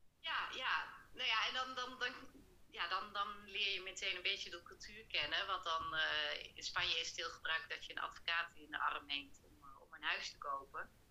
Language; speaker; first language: Dutch; native; Dutch